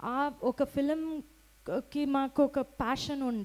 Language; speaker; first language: Telugu; non-native, fluent; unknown